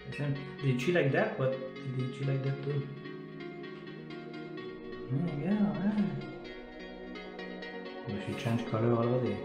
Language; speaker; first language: English; non-native, learner; French